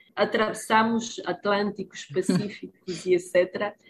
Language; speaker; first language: Portuguese; early bilingual, heritage; Spanish